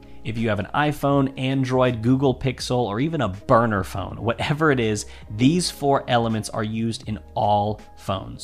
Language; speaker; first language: English; native; English